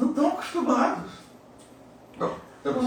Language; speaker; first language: Portuguese; native; Portuguese